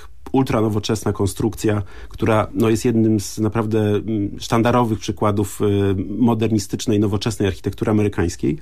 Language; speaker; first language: Polish; native; Polish